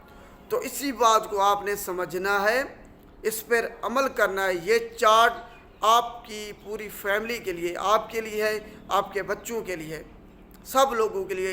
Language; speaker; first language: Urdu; non-native, local second language; Punjabi